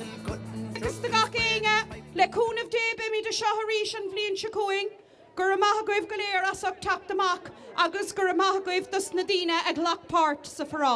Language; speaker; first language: Irish; native; Irish